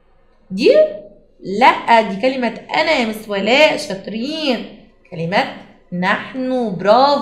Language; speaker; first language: Arabic; native; Arabic